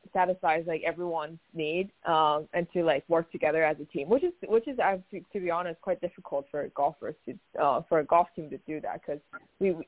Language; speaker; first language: English; non-native, fluent; Chinese